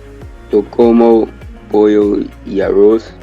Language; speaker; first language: Spanish; non-native, learner; English